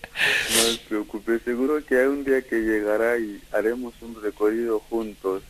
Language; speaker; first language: Spanish; non-native, fluent; Kikuyu